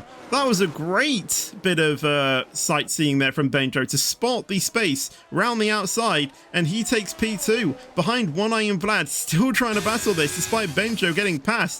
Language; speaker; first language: English; native; English